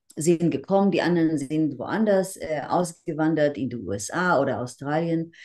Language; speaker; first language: German; non-native, fluent; Hebrew